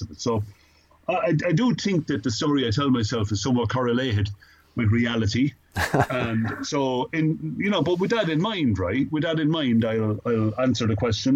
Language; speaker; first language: English; native; English